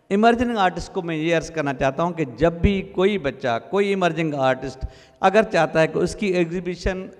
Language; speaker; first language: Urdu; non-native, local second language; Sindhi